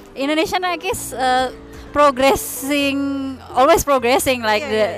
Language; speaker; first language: English; non-native, fluent; Indonesian